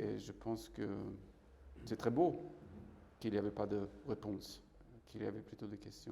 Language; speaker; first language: French; non-native, fluent; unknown